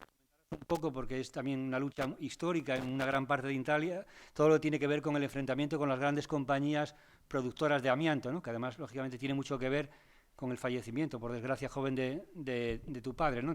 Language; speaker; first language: Spanish; native; Spanish